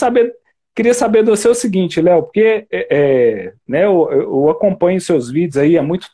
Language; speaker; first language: Portuguese; native; Portuguese